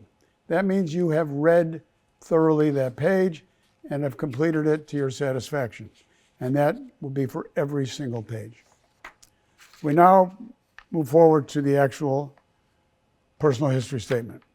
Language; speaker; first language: English; native; English